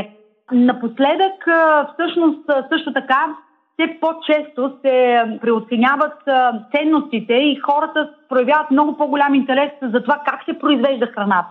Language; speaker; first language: Bulgarian; native; Bulgarian